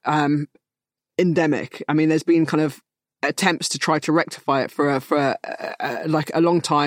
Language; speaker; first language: English; native; English